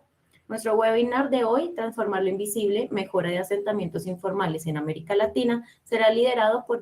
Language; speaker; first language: Spanish; native; Spanish